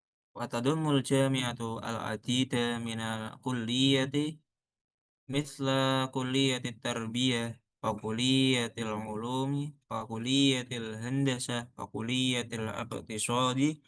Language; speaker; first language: Arabic; non-native, learner; Indonesian